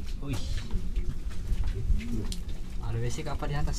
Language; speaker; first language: Indonesian; native; Indonesian